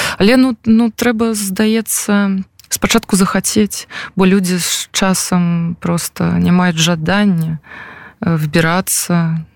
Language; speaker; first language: Belarusian; non-native, local second language; Russian